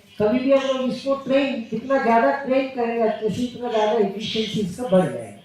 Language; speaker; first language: Hindi; non-native, local second language; Telugu